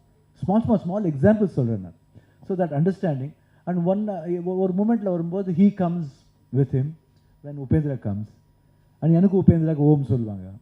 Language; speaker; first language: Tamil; non-native, local second language; Kannada